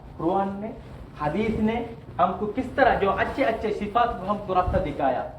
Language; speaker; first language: Urdu; non-native, learner; Tamil